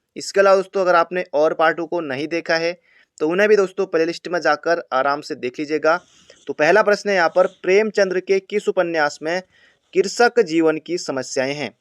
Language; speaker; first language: Hindi; native; Hindi